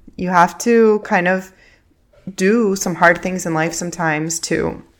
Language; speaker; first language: English; early bilingual, other home language; Spanish